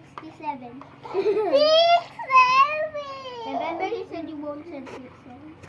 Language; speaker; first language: English; non-native, local second language; Filipino